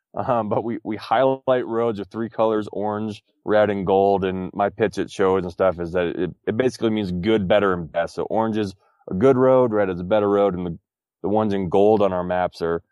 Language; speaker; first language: English; native; English